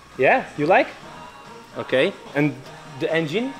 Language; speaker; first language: English; non-native, learner; Czech